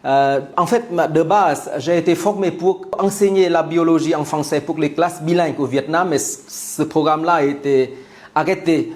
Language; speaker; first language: French; non-native, fluent; Vietnamese